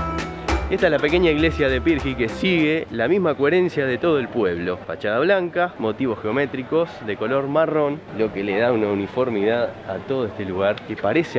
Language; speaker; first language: Spanish; native; Spanish